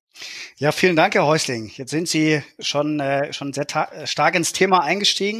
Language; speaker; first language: German; native; German